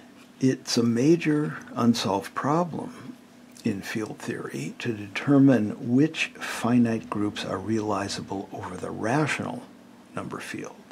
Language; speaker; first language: English; native; English